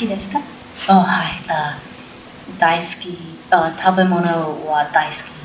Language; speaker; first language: Japanese; non-native, learner; English